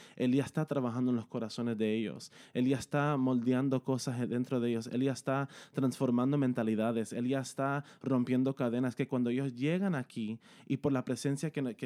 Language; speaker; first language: Spanish; early bilingual, heritage; Spanish